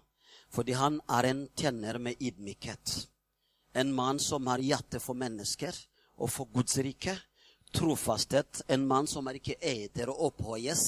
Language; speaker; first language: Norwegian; non-native, fluent; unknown